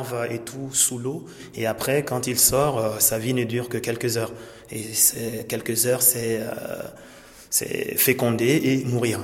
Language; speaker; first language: French; non-native, local second language; Mossi